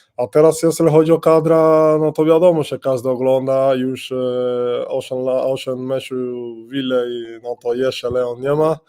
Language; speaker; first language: Polish; non-native, learner; Spanish